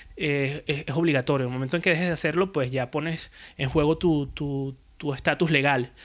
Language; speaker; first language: Spanish; native; Spanish